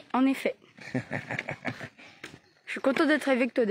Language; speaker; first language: French; native; French